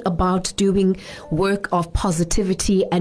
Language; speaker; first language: English; non-native, local second language; Xhosa